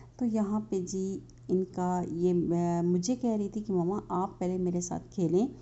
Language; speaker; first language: Urdu; native; Urdu